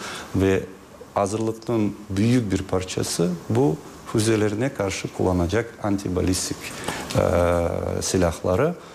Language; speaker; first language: Turkish; non-native, fluent; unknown